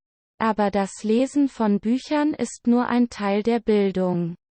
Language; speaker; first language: German; non-native, learner; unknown